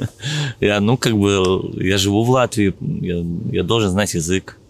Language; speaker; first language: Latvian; non-native, local second language; Russian